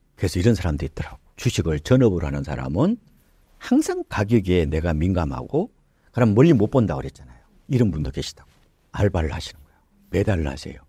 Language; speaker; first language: Korean; native; Korean